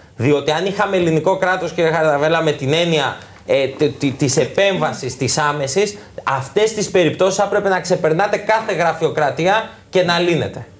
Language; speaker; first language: Greek; native; Greek